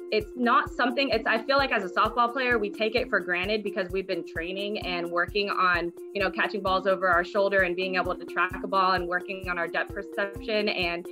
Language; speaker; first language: English; native; English